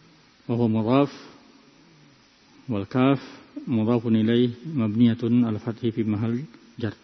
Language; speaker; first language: Arabic; non-native, fluent; Indonesian